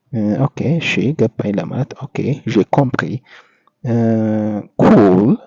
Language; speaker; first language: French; non-native, fluent; Amharic